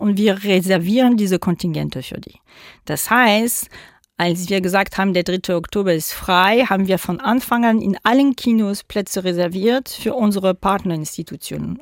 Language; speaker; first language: German; non-native, fluent; French